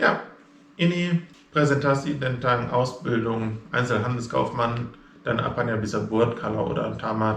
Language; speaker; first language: Indonesian; non-native, fluent; German